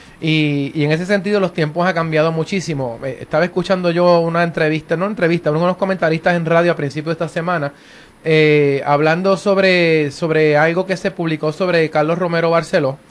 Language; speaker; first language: Spanish; native; Spanish